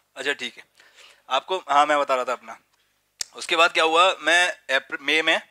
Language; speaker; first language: Hindi; native; Hindi